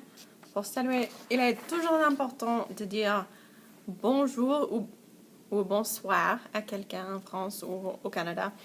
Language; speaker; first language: French; non-native, fluent; English